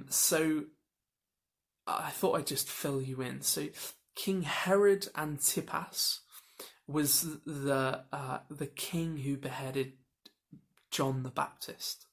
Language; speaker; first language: English; native; English